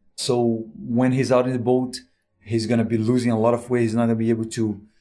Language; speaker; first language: English; non-native, fluent; Portuguese